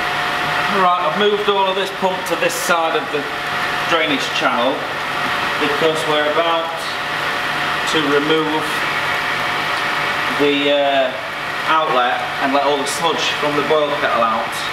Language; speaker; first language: English; native; English